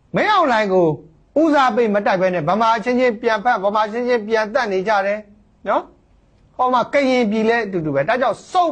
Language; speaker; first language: Burmese; non-native, local second language; Hakha Chin